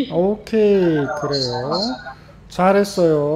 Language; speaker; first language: Korean; native; Korean